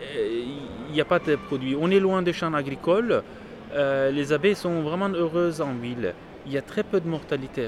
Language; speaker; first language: French; non-native, fluent; Turkish